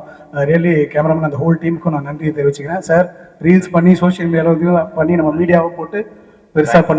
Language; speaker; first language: Tamil; native; Tamil